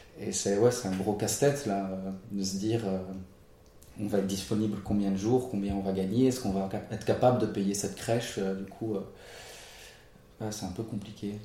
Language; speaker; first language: French; native; French